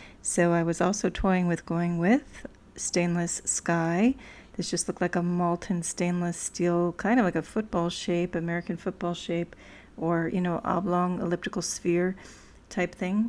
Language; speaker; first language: English; native; English